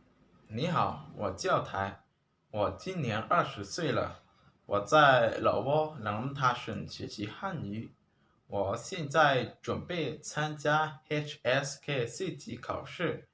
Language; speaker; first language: Chinese; non-native, learner; Lao